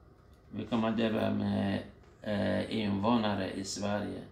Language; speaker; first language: Swedish; non-native, fluent; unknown